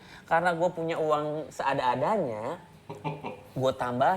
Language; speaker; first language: Indonesian; native; Indonesian